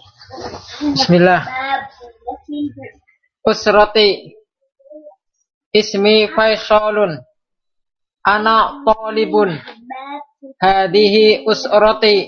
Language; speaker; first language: Arabic; non-native, learner; Indonesian